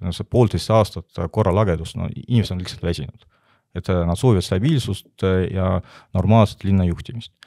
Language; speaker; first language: Estonian; non-native, local second language; Russian